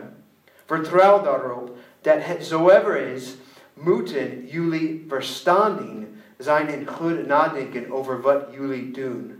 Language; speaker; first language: Dutch; non-native, learner; English